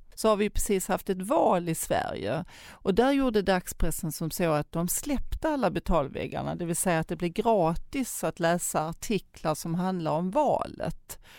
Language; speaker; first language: Swedish; native; Swedish